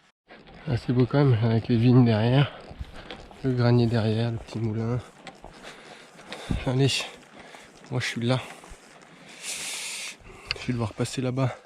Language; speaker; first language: French; native; French